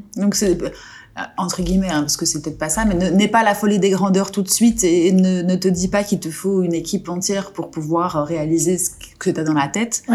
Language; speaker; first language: French; native; French